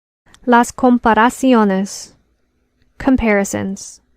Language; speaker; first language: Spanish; non-native, fluent; English